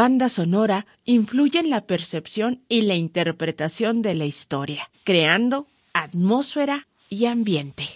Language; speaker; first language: Spanish; native; Spanish